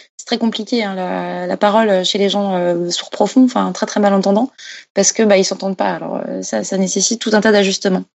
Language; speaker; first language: French; native; French